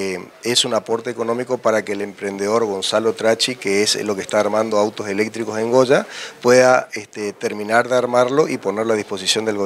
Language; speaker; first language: Spanish; native; Spanish